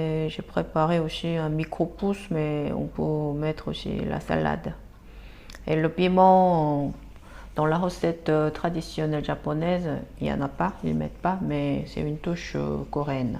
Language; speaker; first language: French; non-native, fluent; Korean